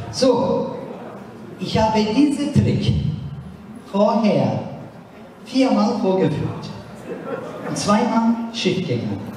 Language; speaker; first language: German; non-native, learner; Turkish